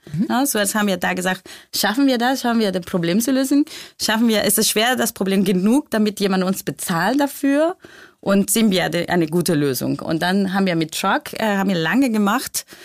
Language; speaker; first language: German; non-native, fluent; Spanish